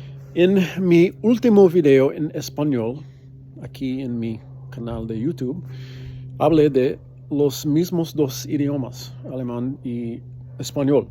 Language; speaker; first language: Spanish; non-native, learner; English